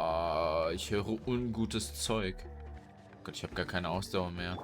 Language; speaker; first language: German; native; German